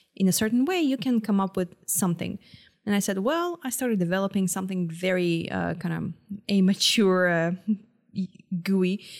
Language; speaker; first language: English; non-native, fluent; Hebrew